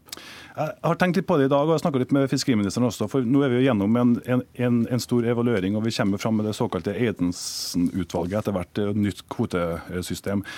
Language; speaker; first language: Norwegian; native; Norwegian